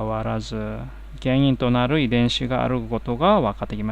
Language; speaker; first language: Japanese; non-native, fluent; Korean